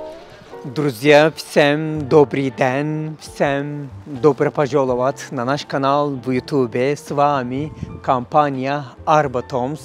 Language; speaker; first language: Russian; non-native, learner; Turkish